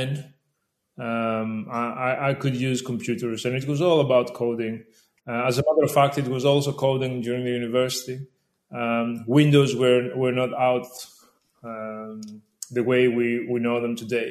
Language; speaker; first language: English; non-native, fluent; Greek